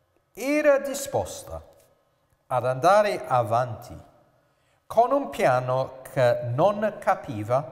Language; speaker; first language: Italian; non-native, fluent; English